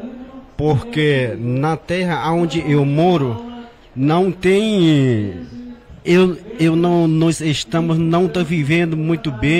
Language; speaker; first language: Portuguese; non-native, local second language; Yanomámi